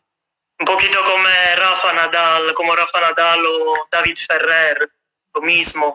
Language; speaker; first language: Spanish; non-native, fluent; Italian